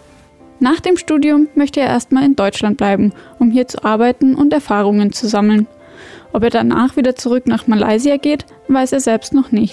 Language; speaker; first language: German; native; German